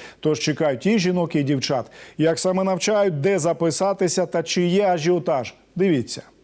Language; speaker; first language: Ukrainian; native; Ukrainian